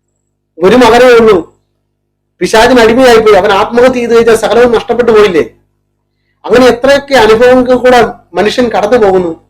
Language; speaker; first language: Malayalam; native; Malayalam